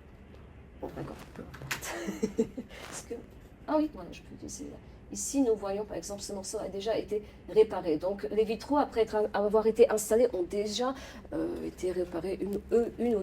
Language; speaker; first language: French; non-native, fluent; Polish